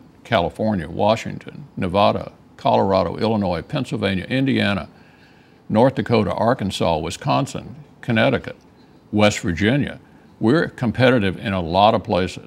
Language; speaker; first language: English; native; English